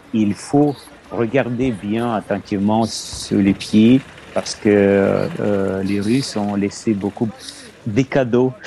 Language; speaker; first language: French; non-native, learner; Ukrainian